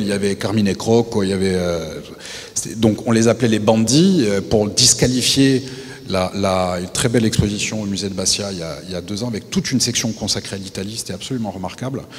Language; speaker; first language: French; native; French